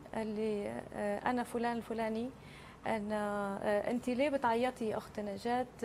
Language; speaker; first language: Arabic; native; Arabic